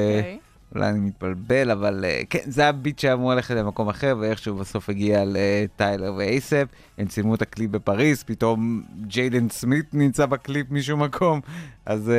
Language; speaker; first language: Hebrew; native; Hebrew